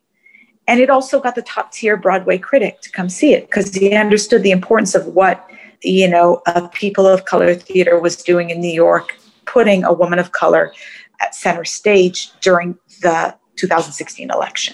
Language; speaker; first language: English; native; English